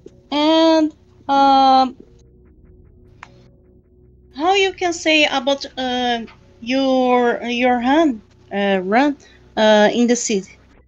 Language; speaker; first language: English; non-native, learner; Portuguese